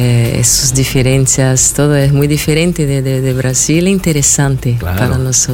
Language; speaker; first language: Spanish; non-native, fluent; Portuguese